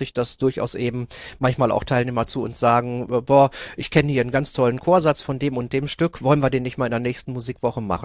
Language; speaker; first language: German; native; German